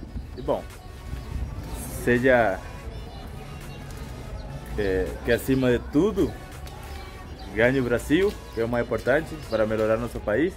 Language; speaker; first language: Portuguese; non-native, fluent; Spanish